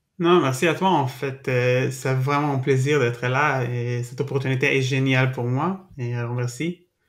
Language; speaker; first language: French; non-native, learner; Hebrew